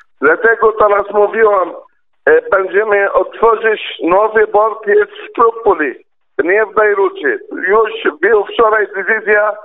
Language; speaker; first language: Polish; non-native, learner; Arabic